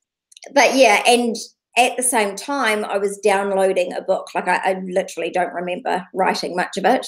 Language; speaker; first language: English; native; English